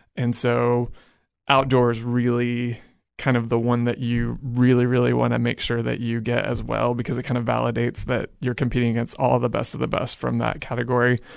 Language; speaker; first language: English; native; English